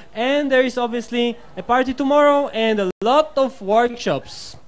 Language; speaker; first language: English; non-native, fluent; Polish